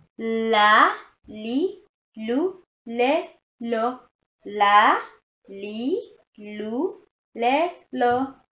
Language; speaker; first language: Russian; non-native, learner; Indonesian